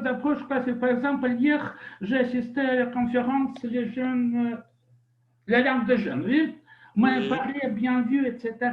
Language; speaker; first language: French; non-native, fluent; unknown